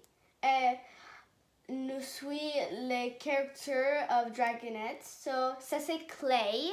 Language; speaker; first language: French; non-native, learner; English